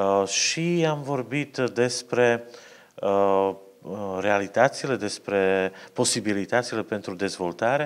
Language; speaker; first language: Romanian; non-native, fluent; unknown